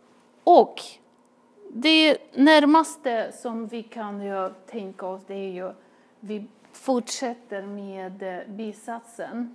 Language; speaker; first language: Swedish; non-native, fluent; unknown